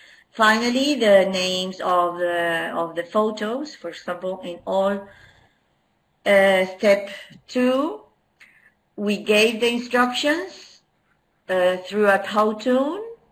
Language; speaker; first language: English; non-native, fluent; Spanish